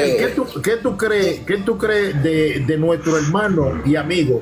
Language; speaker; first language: Spanish; native; Spanish